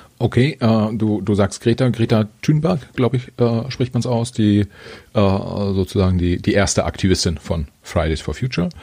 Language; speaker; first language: German; native; German